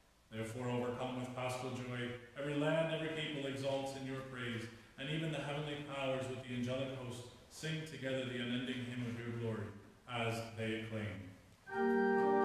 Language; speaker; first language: English; native; English